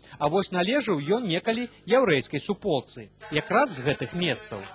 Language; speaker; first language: Belarusian; native; Belarusian